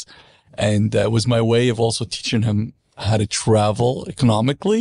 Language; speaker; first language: English; non-native, fluent; Arabic